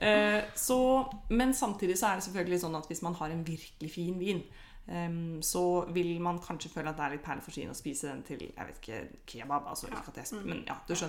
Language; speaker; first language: Norwegian; native; Norwegian